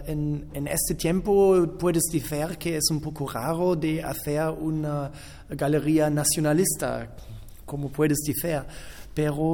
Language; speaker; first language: Spanish; non-native, fluent; German